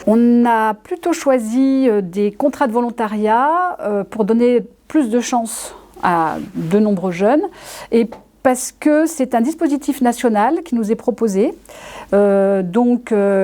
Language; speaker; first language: French; native; French